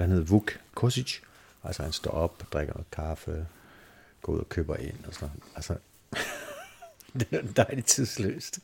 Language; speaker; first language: Danish; native; Danish